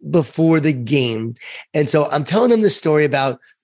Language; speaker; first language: English; native; English